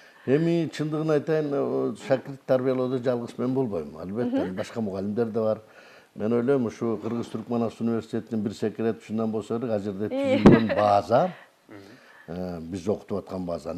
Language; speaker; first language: Kyrgyz; native; Kyrgyz